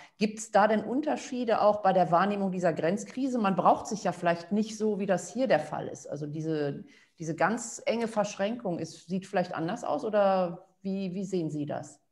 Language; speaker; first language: German; native; German